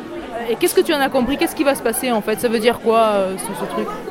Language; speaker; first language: French; native; French